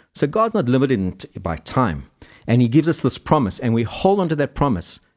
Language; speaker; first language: English; native; English